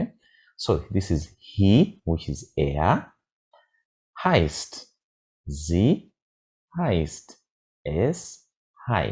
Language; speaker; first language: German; non-native, fluent; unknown